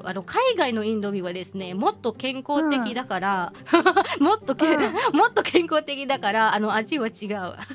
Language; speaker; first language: Japanese; non-native, fluent; Indonesian